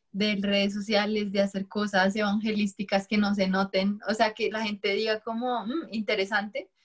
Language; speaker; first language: Spanish; native; Spanish